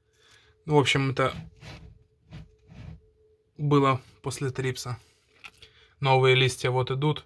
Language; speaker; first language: Russian; native; Russian